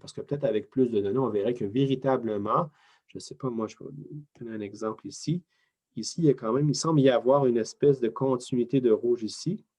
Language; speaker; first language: French; native; French